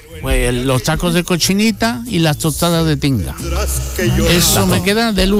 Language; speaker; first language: Spanish; native; Spanish